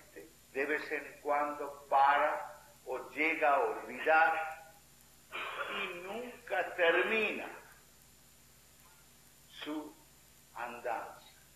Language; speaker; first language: Spanish; non-native, fluent; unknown